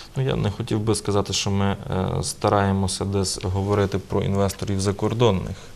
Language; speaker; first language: Ukrainian; native; Ukrainian